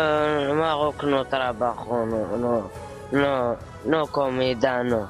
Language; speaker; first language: Spanish; non-native, learner; Arabic